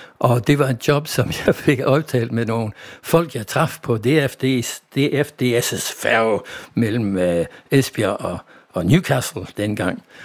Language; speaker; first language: Danish; non-native, fluent; English